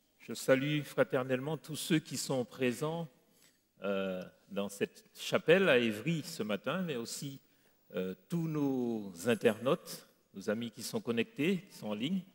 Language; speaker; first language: French; native; French